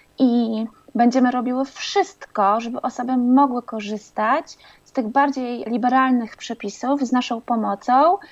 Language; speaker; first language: Polish; native; Polish